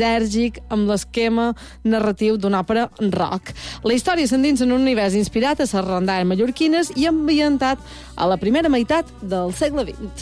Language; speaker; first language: Catalan; native; Catalan